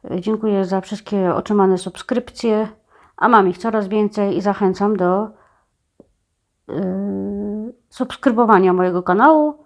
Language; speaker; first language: Polish; native; Polish